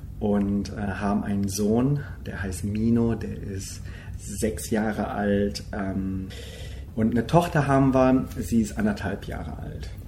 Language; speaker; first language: German; early bilingual, other home language; Korean